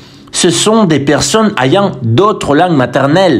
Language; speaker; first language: French; non-native, fluent; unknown